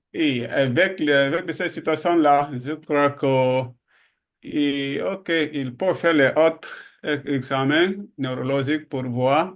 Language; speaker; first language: French; non-native, learner; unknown